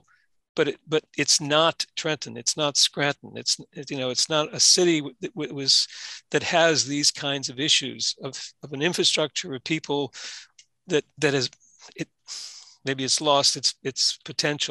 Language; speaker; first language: English; native; English